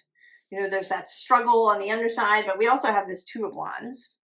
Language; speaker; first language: English; native; English